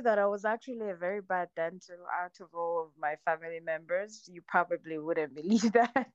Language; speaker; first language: English; non-native, local second language; Kinyarwanda